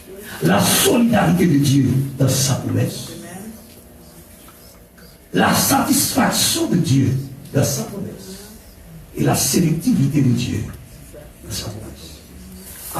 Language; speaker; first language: French; non-native, local second language; Haitian Creole